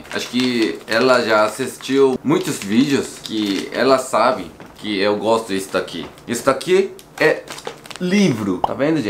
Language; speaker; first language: Portuguese; non-native, fluent; Korean